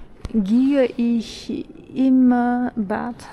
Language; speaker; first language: German; non-native, learner; Chinese